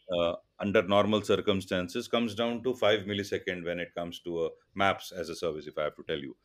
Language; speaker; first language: English; non-native, local second language; Tulu